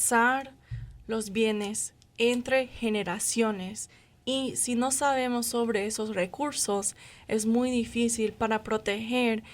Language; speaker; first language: Spanish; non-native, fluent; English